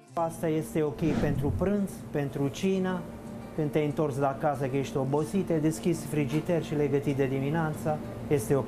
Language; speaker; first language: Romanian; non-native, fluent; Italian